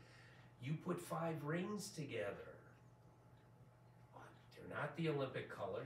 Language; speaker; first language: English; native; English